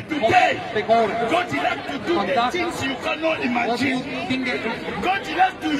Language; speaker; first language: English; non-native, learner; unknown